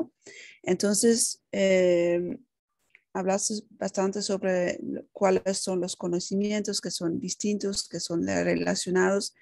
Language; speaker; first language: Spanish; non-native, fluent; Dutch